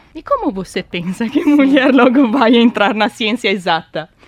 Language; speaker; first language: Portuguese; non-native, fluent; Italian